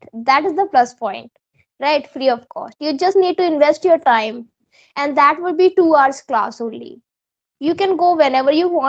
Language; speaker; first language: English; non-native, local second language; Hindi